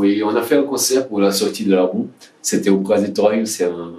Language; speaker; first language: French; non-native, learner; Portuguese